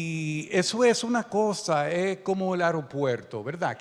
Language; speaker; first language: Spanish; early bilingual, heritage; Spanish